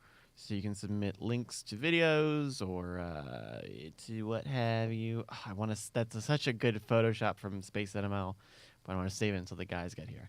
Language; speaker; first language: English; native; English